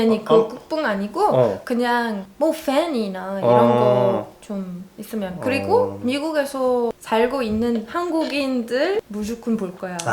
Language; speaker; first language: Korean; non-native, fluent; Arabic